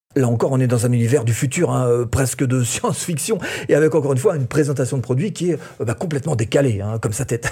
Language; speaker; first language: French; native; French